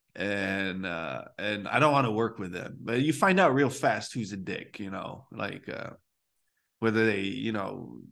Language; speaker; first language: English; early bilingual, other home language; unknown